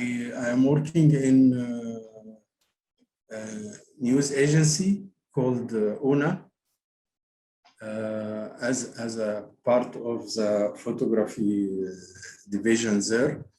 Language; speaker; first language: English; non-native, learner; Arabic